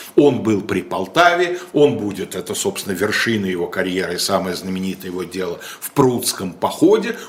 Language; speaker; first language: Russian; native; Russian